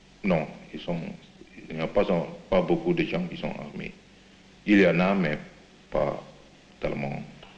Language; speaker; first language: French; non-native, fluent; Indonesian